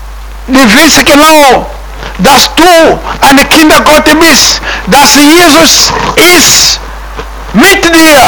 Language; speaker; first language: German; non-native, fluent; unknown